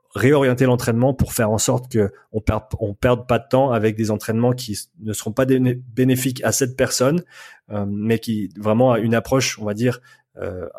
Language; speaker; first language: French; native; French